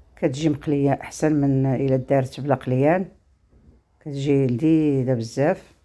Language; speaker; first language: Arabic; native; Arabic